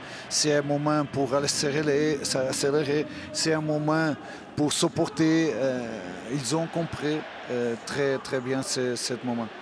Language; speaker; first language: French; non-native, learner; Portuguese